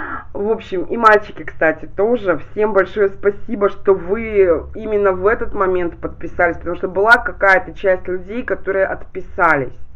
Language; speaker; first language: Russian; native; Russian